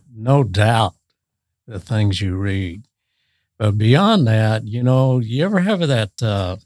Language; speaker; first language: English; native; English